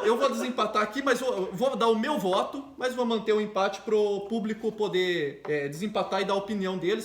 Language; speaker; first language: Portuguese; native; Portuguese